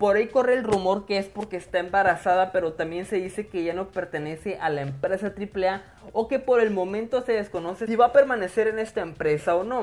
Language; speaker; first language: Spanish; native; Spanish